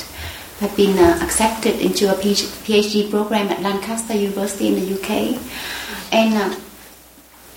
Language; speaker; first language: English; non-native, fluent; Vietnamese